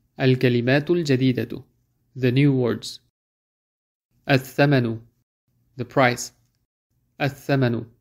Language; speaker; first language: Arabic; non-native, fluent; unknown